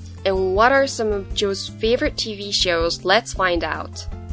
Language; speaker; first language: English; non-native, fluent; Japanese